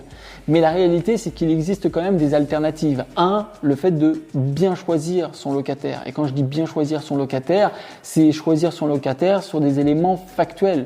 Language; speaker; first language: French; native; French